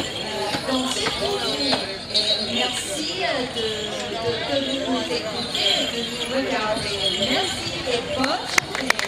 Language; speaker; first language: French; non-native, fluent; English